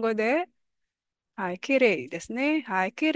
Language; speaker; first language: Japanese; non-native, fluent; Filipino